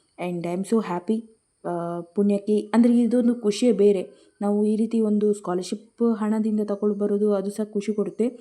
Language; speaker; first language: Kannada; non-native, local second language; Marathi